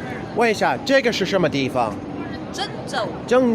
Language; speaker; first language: Chinese; non-native, fluent; English